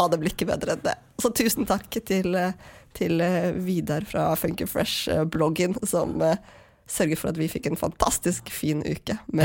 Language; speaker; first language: Norwegian; native; Norwegian